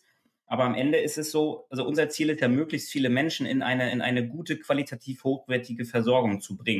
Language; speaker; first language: German; native; German